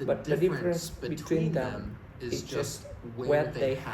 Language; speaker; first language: English; non-native, learner; Vietnamese